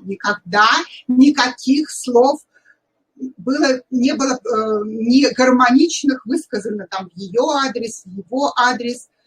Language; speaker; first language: Russian; native; Russian